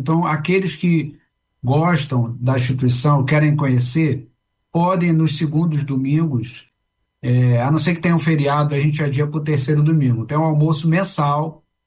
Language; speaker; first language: Portuguese; native; Portuguese